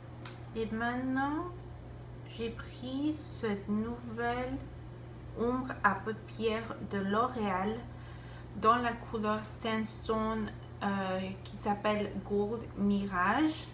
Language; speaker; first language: French; non-native, fluent; Spanish